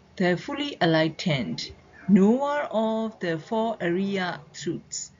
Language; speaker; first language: English; non-native, fluent; Burmese